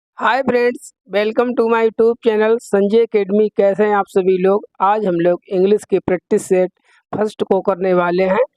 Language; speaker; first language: Hindi; native; Hindi